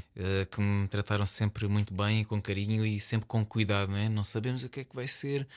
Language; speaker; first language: Portuguese; native; Portuguese